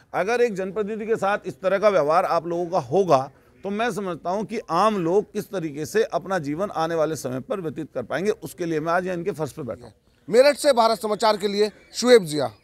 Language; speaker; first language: Hindi; native; Hindi